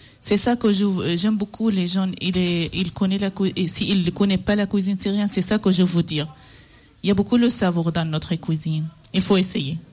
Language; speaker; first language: French; non-native, learner; Arabic